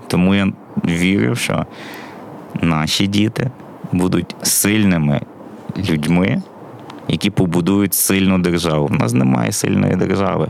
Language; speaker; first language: Ukrainian; native; Ukrainian